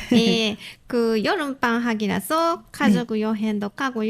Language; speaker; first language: Korean; non-native, fluent; Japanese